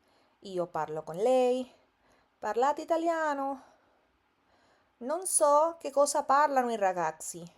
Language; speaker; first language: Italian; non-native, fluent; Spanish